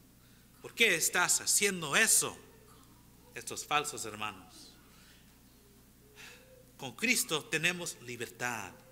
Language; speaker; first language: Spanish; non-native, fluent; English